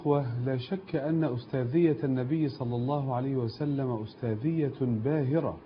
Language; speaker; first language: Arabic; native; Arabic